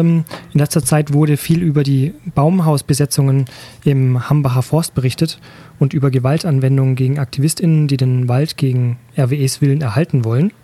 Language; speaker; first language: German; native; German